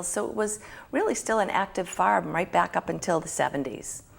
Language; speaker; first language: English; native; English